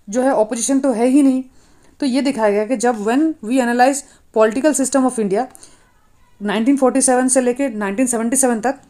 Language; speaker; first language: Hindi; non-native, local second language; Nepali